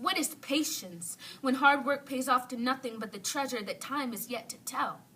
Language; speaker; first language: English; native; English